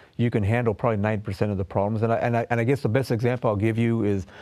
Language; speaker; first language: English; native; English